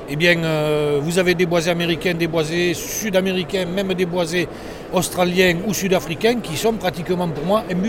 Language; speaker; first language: French; native; French